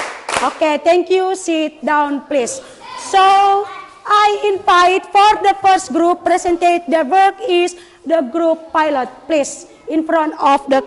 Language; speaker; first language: English; non-native, learner; Indonesian